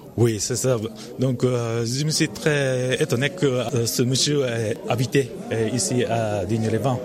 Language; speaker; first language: French; non-native, fluent; Japanese